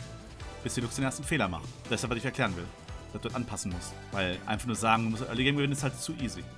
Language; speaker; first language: German; native; German